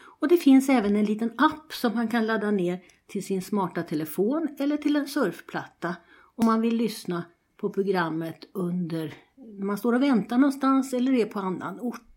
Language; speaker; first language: Swedish; native; Swedish